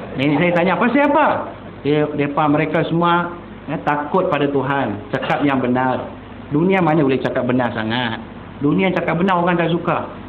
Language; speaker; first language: Malay; non-native, local second language; Tamil